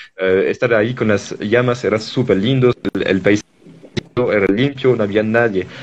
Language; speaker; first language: Spanish; non-native, fluent; French